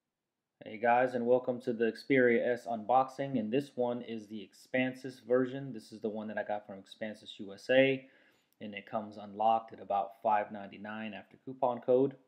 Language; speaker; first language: English; native; English